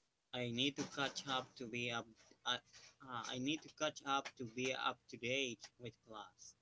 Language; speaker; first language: English; non-native, learner; Spanish